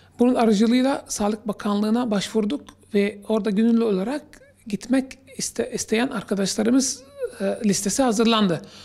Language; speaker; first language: Turkish; non-native, fluent; Arabic